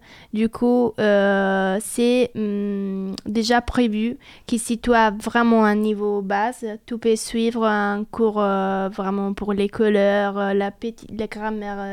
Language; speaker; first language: French; non-native, fluent; Italian